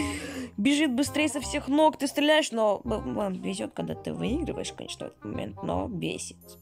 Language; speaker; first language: Russian; native; Russian